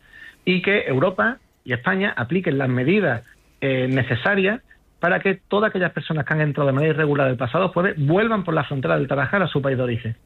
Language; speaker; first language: Spanish; native; Spanish